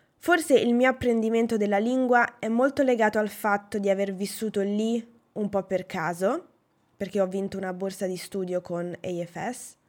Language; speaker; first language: Italian; native; Italian